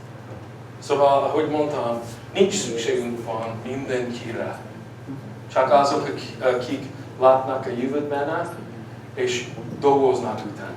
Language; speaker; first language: Hungarian; early bilingual, heritage; English